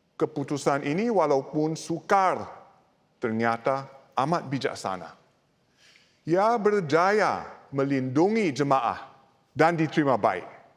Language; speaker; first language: Malay; non-native, local second language; Chinese